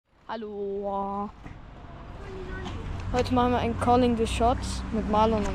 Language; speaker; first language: German; native; German